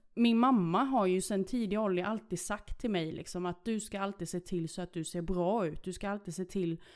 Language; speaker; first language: Swedish; early bilingual, other home language; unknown